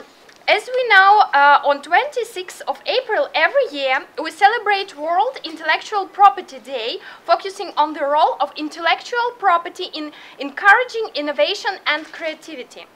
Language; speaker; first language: English; non-native, fluent; Russian